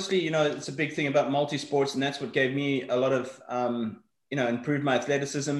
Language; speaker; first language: English; native; English